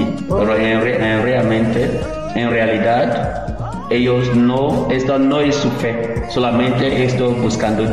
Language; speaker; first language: Spanish; non-native, learner; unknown